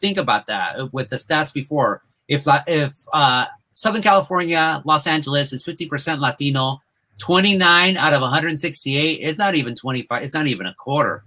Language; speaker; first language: English; early bilingual, other home language; Spanish